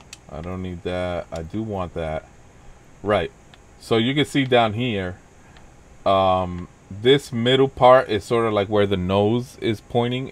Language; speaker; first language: English; early bilingual, other home language; Spanish